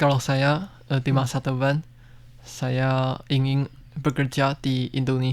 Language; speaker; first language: Indonesian; non-native, learner; Chinese